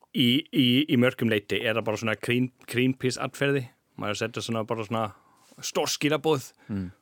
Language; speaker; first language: Icelandic; non-native, fluent; German